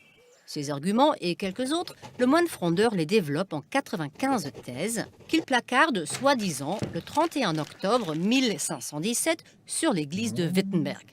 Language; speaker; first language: French; native; French